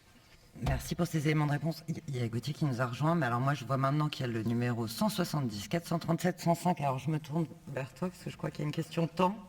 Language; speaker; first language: French; native; French